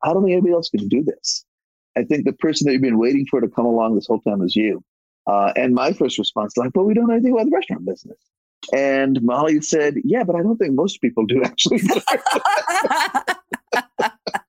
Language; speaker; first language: English; native; English